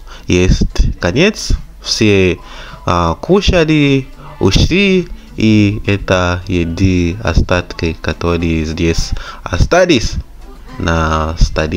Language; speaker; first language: Russian; non-native, fluent; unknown